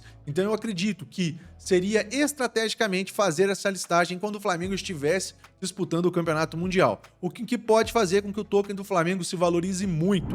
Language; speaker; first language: Portuguese; native; Portuguese